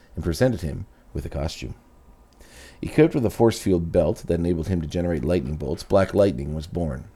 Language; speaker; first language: English; native; English